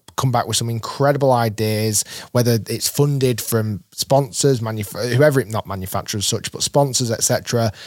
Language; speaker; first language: English; native; English